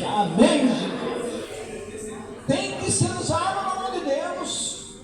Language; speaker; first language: Portuguese; native; Portuguese